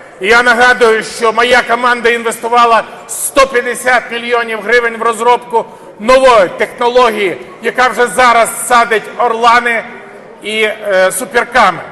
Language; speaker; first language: Ukrainian; native; Ukrainian